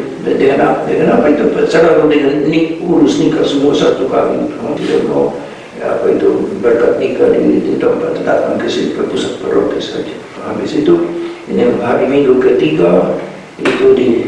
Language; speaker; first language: Indonesian; non-native, fluent; Hungarian